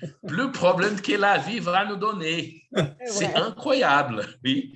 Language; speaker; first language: French; non-native, learner; Portuguese